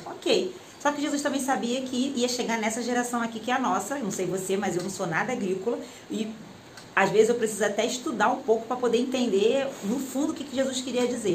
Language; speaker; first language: Portuguese; native; Portuguese